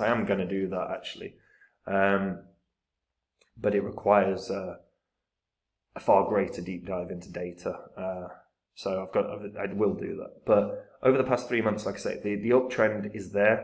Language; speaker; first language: English; native; English